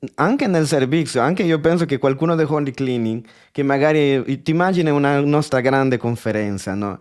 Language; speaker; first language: Italian; non-native, fluent; Spanish